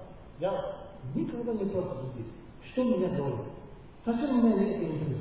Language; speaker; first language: Russian; non-native, learner; Tibetan